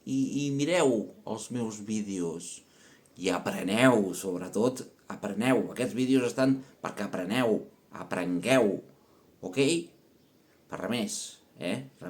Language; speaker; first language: Catalan; non-native, local second language; Spanish